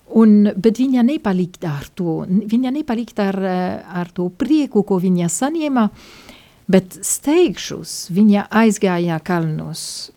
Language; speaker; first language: Latvian; non-native, fluent; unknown